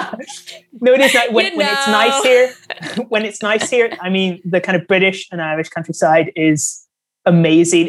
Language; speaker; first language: English; native; English